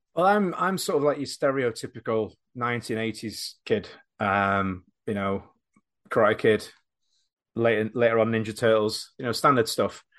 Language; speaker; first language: English; native; English